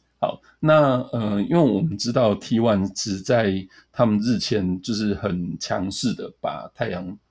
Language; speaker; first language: Chinese; native; Chinese